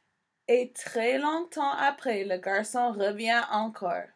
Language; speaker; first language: French; non-native, fluent; English